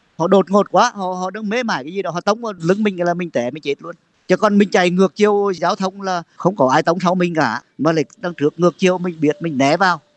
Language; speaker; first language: Vietnamese; native; Vietnamese